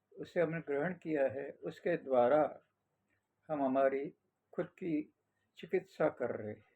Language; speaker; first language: Hindi; non-native, local second language; Marathi